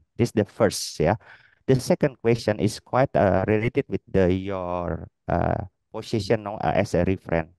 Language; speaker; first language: English; non-native, learner; Indonesian